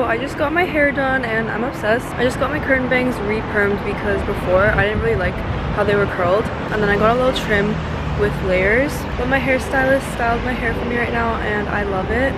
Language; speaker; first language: English; native; English